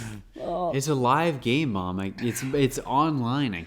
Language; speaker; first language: English; native; English